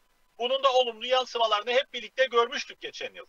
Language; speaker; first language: Turkish; native; Turkish